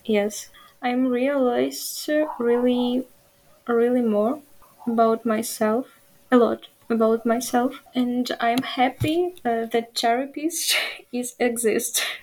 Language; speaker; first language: English; non-native, learner; Ukrainian